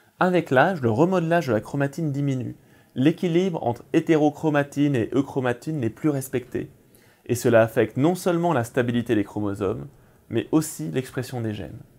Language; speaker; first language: French; native; French